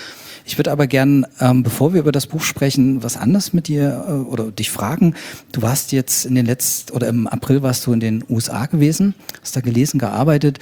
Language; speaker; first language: German; native; German